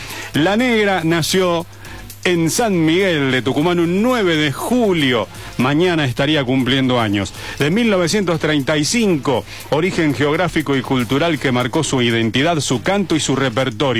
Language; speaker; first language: Spanish; native; Spanish